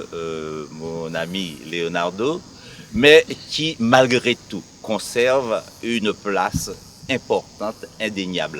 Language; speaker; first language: French; native; French